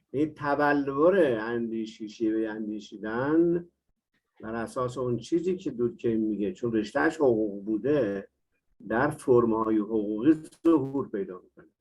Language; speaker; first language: Persian; native; Persian